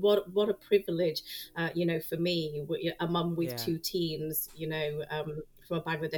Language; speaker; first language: English; native; English